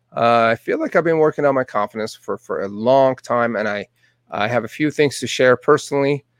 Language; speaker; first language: English; non-native, fluent; Persian